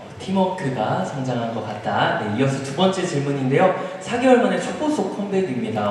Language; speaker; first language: Korean; native; Korean